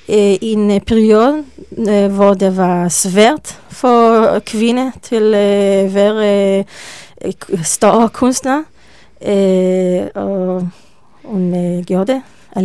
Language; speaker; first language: Danish; non-native, learner; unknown